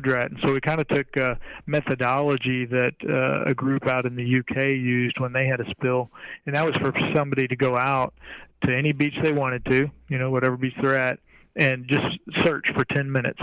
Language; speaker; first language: English; native; English